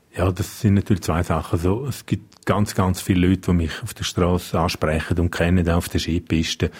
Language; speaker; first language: German; non-native, local second language; Romansh